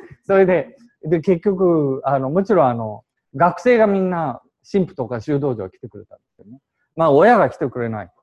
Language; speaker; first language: Japanese; native; Japanese